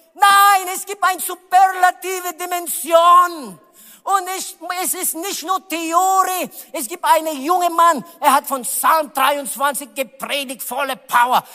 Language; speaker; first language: German; non-native, learner; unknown